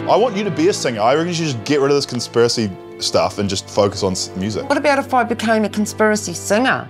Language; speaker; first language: English; native; English